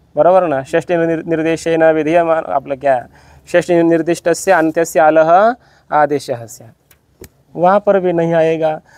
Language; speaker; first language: Hindi; non-native, local second language; Marathi